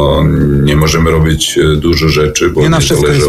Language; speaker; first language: Polish; non-native, learner; Serbian